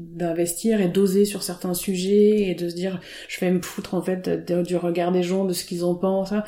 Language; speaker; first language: French; native; French